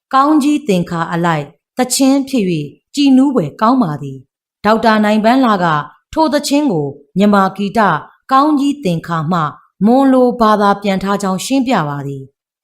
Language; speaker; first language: Burmese; native; Burmese